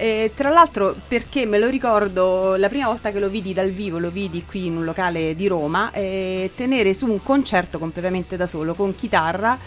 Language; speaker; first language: Italian; native; Italian